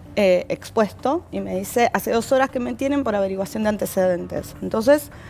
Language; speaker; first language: Spanish; native; Spanish